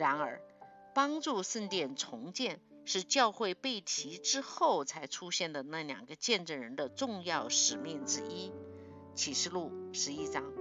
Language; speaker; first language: Chinese; native; Chinese